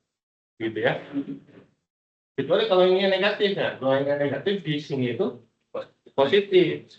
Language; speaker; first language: Indonesian; native; Indonesian